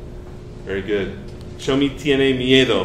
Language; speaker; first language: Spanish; non-native, fluent; English